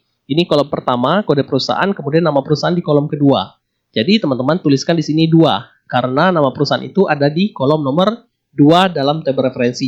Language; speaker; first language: Indonesian; native; Indonesian